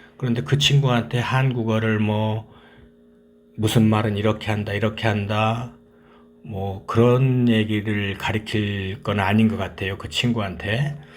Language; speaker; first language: Korean; native; Korean